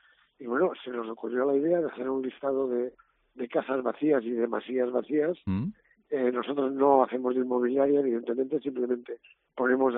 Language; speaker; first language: Spanish; native; Spanish